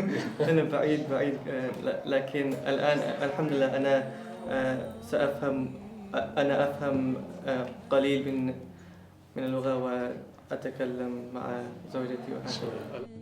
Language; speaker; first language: Arabic; non-native, learner; English